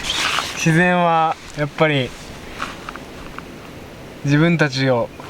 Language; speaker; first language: Japanese; native; Japanese